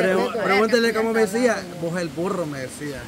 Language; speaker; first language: Spanish; native; Spanish